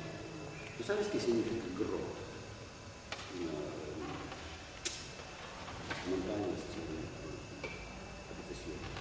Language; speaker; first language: Spanish; non-native, learner; Russian